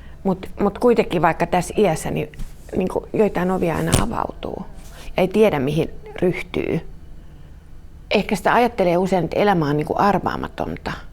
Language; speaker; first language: Finnish; native; Finnish